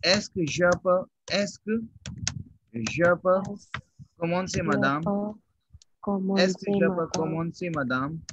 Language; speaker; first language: French; non-native, fluent; Hindi